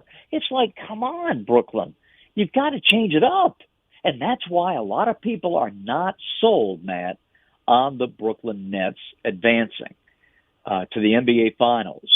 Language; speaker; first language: English; native; English